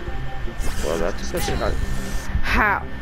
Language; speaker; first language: English; native; English